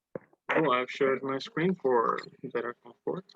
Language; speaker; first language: English; non-native, fluent; Bangla